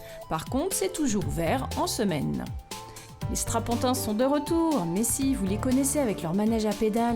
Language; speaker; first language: French; native; French